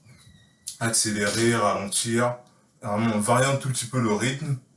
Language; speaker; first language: French; native; French